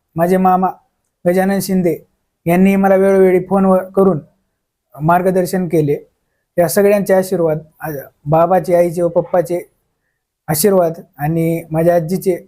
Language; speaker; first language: Marathi; native; Marathi